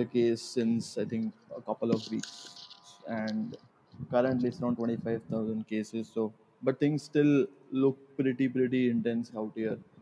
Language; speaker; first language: English; non-native, local second language; Gujarati